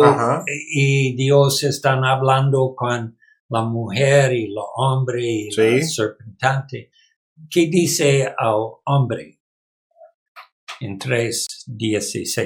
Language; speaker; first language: Spanish; non-native, learner; English